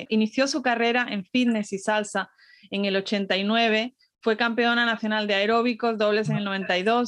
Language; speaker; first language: Spanish; native; Spanish